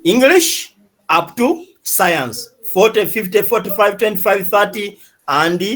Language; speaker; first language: English; non-native, local second language; Swahili